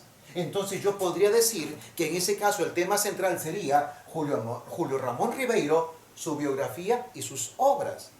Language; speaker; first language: Spanish; native; Spanish